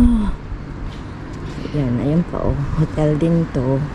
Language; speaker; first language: Filipino; native; Filipino